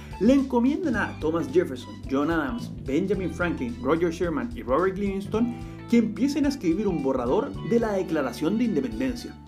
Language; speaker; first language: Spanish; native; Spanish